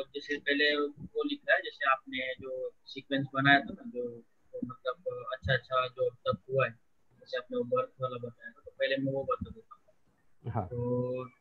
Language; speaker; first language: Hindi; non-native, local second language; Gujarati